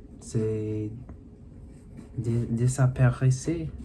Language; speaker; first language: French; non-native, learner; English